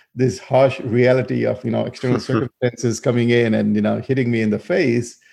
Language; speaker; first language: English; non-native, fluent; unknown